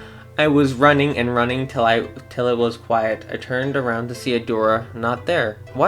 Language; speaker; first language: English; native; English